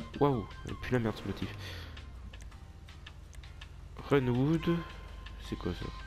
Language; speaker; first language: French; native; French